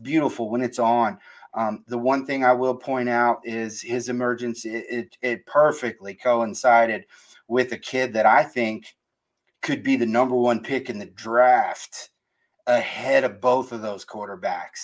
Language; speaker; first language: English; native; English